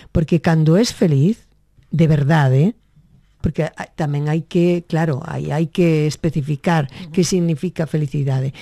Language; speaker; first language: Galician; native; Galician